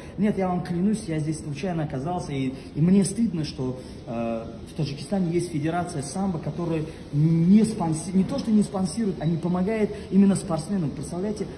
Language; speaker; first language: Russian; non-native, local second language; Tajik